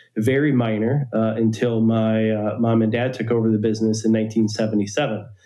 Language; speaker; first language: English; native; English